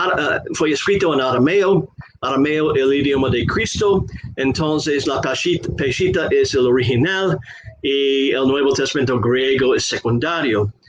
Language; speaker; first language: Spanish; non-native, fluent; English